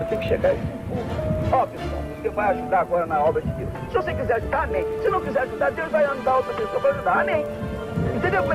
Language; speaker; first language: Portuguese; native; Portuguese